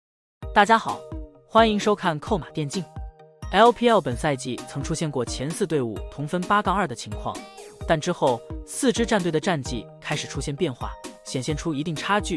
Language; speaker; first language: Chinese; native; Chinese